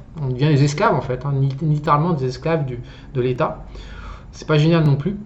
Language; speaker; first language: French; native; French